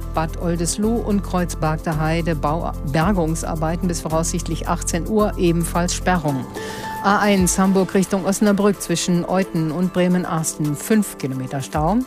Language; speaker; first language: German; native; German